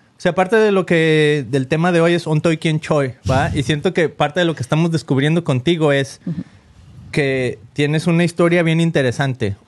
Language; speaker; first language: Spanish; native; Spanish